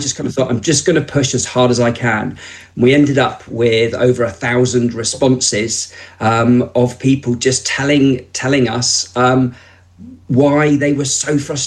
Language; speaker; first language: English; native; English